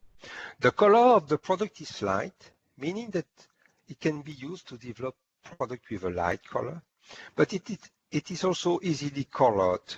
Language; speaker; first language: English; non-native, fluent; French